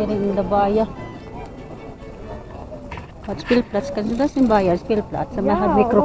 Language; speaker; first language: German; non-native, learner; Filipino